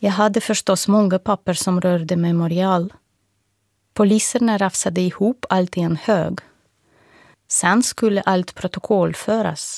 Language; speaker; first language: Swedish; non-native, fluent; Russian